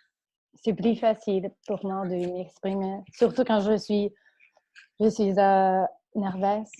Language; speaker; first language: French; non-native, fluent; Spanish